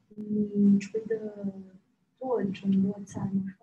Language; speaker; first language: Chinese; non-native, learner; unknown